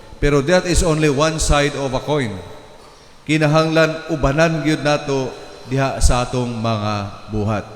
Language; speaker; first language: Cebuano; native; Cebuano